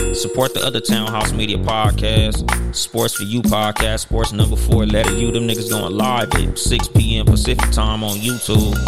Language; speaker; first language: English; native; English